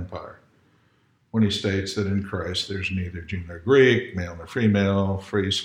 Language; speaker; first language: English; native; English